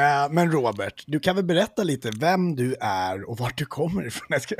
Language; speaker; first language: Swedish; native; Swedish